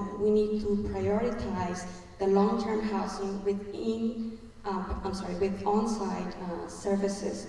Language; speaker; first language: English; non-native, fluent; Spanish